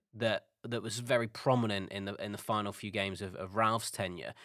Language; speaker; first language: English; native; English